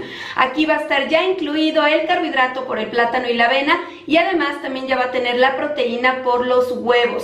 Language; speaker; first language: Spanish; native; Spanish